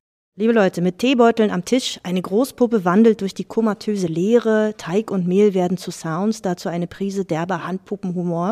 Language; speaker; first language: German; native; German